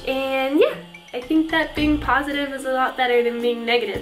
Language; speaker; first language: English; early bilingual, other home language; Romanian